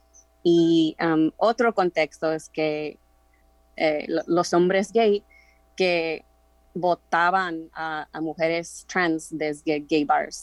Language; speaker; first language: Spanish; early bilingual, heritage; Spanish